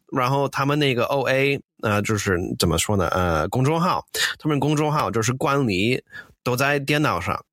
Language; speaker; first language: Chinese; non-native, fluent; English